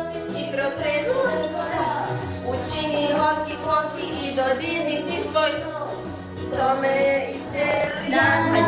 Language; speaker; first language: Bosnian; native; Bosnian